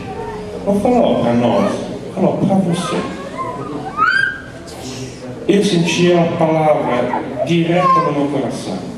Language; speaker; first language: Portuguese; non-native, learner; Italian